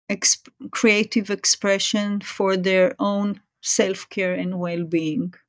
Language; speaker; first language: English; non-native, fluent; Hebrew